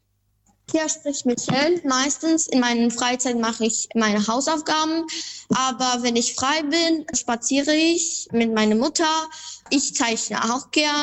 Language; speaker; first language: German; non-native, fluent; Albanian